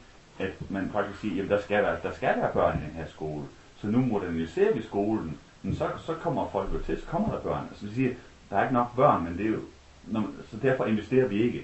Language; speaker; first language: Danish; native; Danish